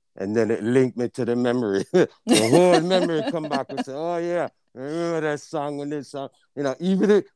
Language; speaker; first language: English; non-native, local second language; Jamaican Creole English